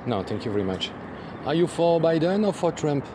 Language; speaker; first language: English; non-native, learner; French